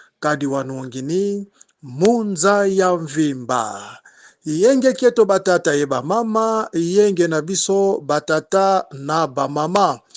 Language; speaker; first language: Lingala; non-native, local second language; Kongo